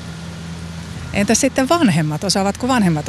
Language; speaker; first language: Finnish; native; Finnish